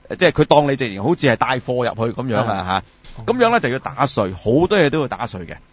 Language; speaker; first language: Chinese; non-native, local second language; Cantonese